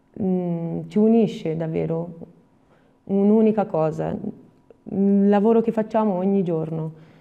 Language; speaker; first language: Italian; non-native, fluent; Romanian